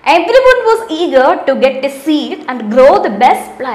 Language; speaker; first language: English; non-native, local second language; Malayalam